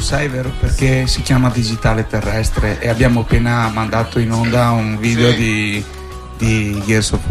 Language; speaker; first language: Italian; native; Italian